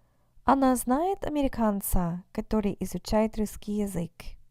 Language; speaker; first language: Russian; non-native, fluent; English